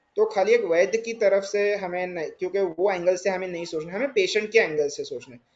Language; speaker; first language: Hindi; non-native, local second language; Marathi